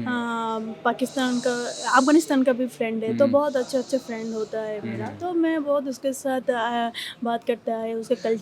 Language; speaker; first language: Hindi; non-native, learner; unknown